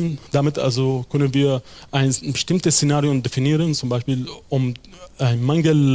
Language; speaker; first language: German; non-native, fluent; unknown